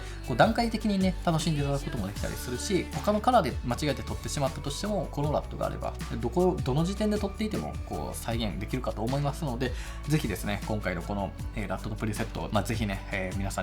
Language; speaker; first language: Japanese; native; Japanese